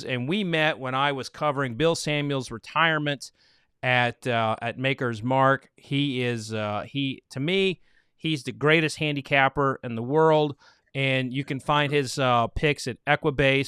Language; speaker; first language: English; native; English